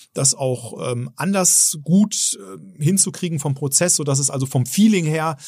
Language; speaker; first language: German; native; German